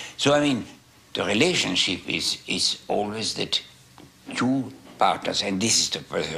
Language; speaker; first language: English; non-native, fluent; German